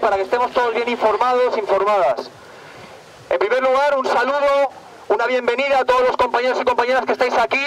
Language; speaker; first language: Spanish; native; Spanish